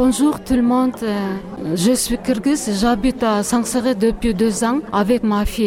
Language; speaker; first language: French; non-native, learner; Kyrgyz